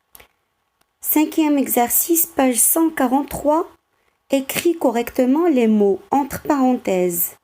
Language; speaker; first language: French; non-native, local second language; Arabic